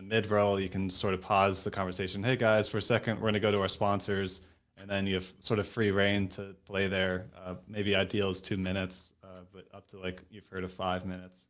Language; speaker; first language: English; native; English